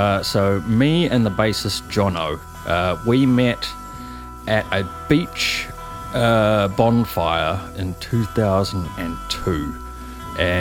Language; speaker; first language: English; native; English